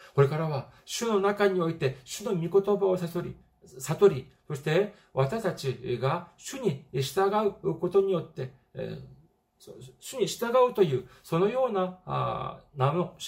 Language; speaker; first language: Japanese; non-native, fluent; Korean